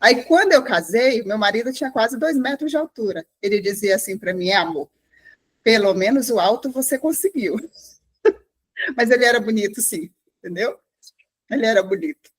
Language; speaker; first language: Portuguese; native; Portuguese